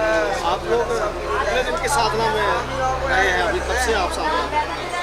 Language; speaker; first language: Hindi; native; Hindi